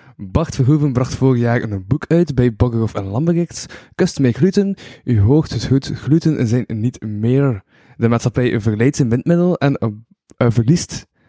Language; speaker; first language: Dutch; native; Dutch